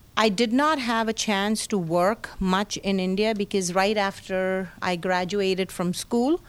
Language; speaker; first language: English; non-native, local second language; Hindi